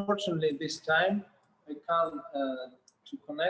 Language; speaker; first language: English; non-native, learner; Russian